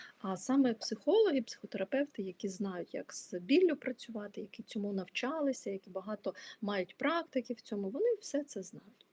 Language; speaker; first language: Ukrainian; non-native, local second language; Russian